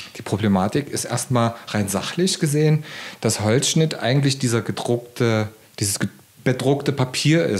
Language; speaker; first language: German; native; German